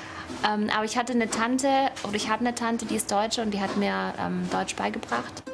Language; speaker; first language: German; early bilingual, other home language; Greek